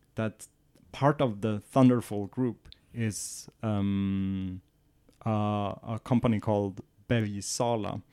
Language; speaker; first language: English; non-native, fluent; Swedish